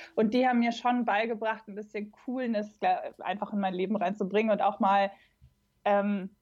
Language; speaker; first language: German; native; German